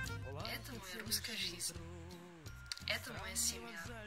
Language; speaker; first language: Russian; non-native, fluent; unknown